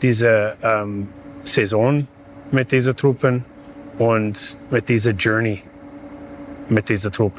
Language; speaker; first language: German; non-native, learner; English